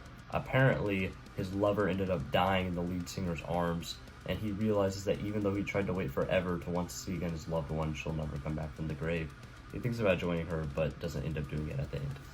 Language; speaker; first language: English; native; English